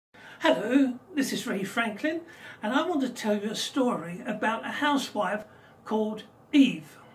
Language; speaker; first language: English; native; English